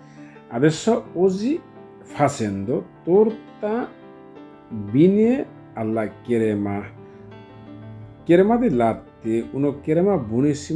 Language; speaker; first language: Italian; non-native, learner; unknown